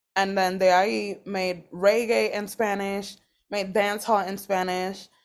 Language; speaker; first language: English; early bilingual, other home language; Spanish